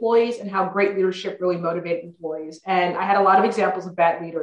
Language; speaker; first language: English; native; English